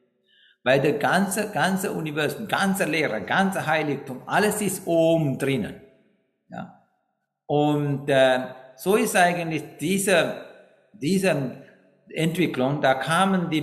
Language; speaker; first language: German; non-native, fluent; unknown